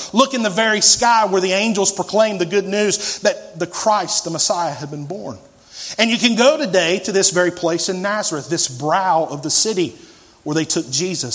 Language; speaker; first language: English; native; English